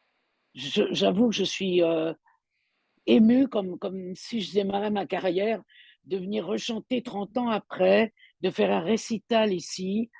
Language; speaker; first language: French; native; French